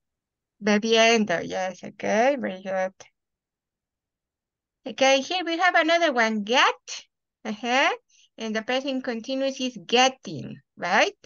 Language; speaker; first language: English; non-native, fluent; Spanish